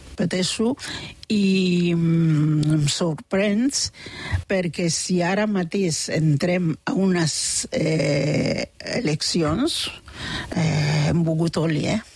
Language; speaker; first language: Catalan; non-native, fluent; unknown